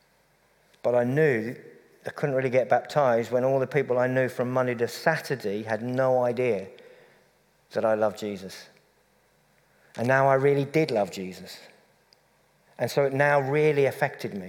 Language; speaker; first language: English; native; English